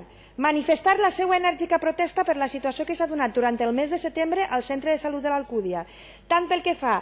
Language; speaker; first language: Catalan; native; Catalan